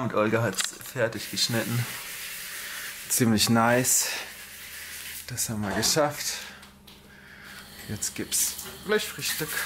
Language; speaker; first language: German; native; German